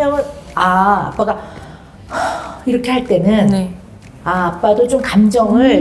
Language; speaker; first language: Korean; native; Korean